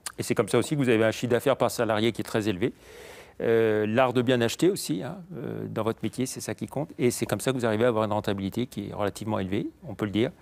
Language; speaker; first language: French; native; French